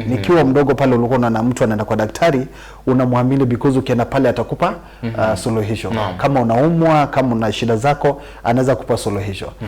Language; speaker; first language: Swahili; non-native, local second language; Gusii